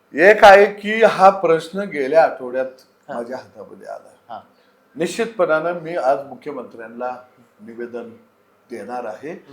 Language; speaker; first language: Marathi; native; Marathi